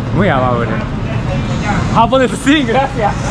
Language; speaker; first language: Spanish; non-native, learner; Japanese